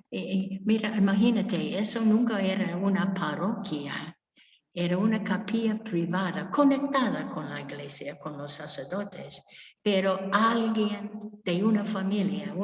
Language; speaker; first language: Spanish; non-native, fluent; English